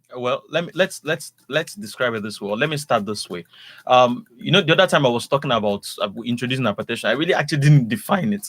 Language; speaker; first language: English; non-native, local second language; Yoruba